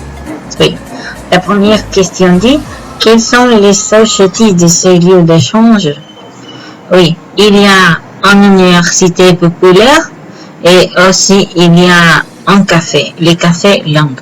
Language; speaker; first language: French; non-native, learner; Spanish